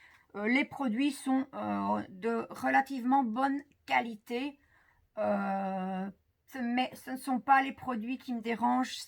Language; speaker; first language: French; native; French